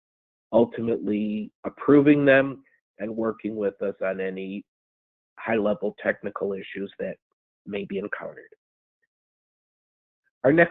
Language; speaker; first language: English; native; English